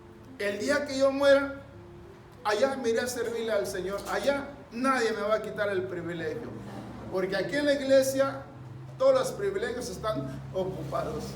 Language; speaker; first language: Spanish; native; Spanish